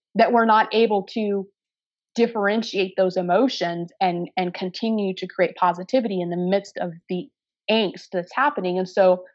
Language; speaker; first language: English; native; English